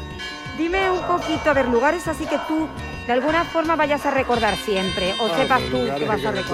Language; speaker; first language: Spanish; native; Spanish